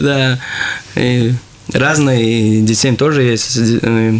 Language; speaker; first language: Russian; non-native, local second language; Latvian